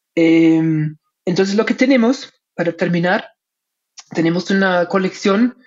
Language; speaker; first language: Spanish; non-native, fluent; German